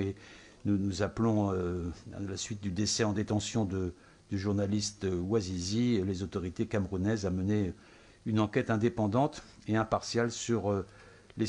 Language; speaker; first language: French; native; French